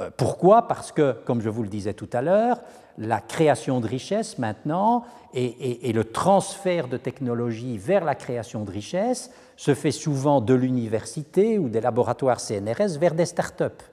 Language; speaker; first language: French; native; French